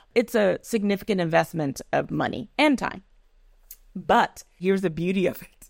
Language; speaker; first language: English; non-native, local second language; Yoruba